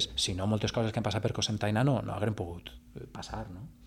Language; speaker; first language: Catalan; native; Catalan